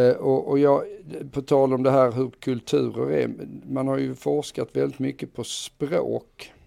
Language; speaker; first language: Swedish; native; Swedish